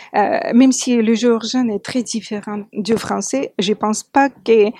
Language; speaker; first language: French; non-native, fluent; Georgian